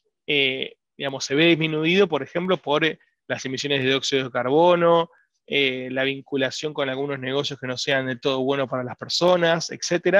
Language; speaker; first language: Spanish; native; Spanish